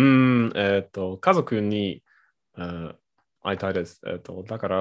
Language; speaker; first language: Japanese; non-native, learner; German